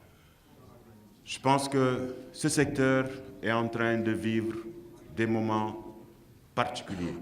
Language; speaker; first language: French; non-native, local second language; Wolof